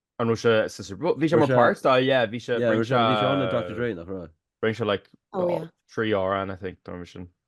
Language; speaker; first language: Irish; native; Irish